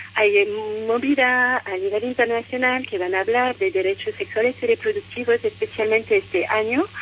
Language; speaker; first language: Spanish; non-native, fluent; French